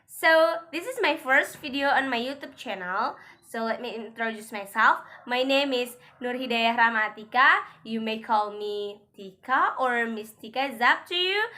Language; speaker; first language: English; non-native, learner; Indonesian